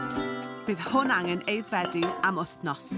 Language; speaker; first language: Welsh; native; Welsh